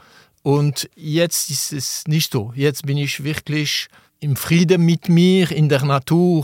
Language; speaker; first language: German; non-native, local second language; French